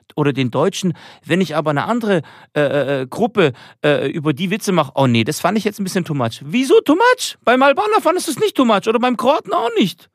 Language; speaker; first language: German; early bilingual, other home language; Albanian